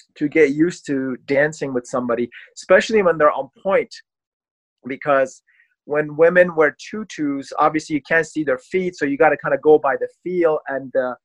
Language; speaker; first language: English; non-native, fluent; Persian